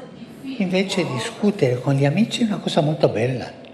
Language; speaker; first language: Italian; non-native, fluent; Spanish